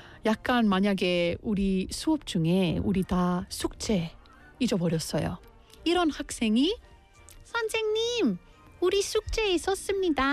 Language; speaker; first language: Korean; non-native, local second language; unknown